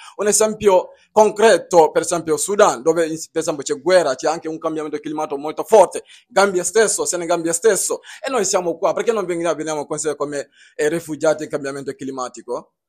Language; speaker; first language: Italian; non-native, fluent; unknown